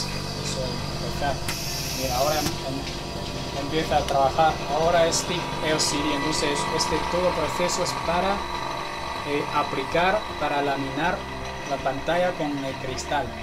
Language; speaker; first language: Spanish; non-native, learner; Chinese